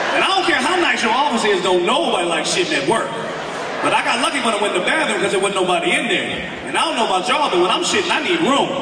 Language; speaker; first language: English; native; English